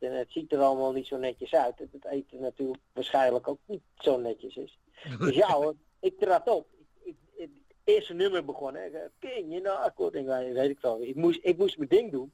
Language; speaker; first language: Dutch; native; Dutch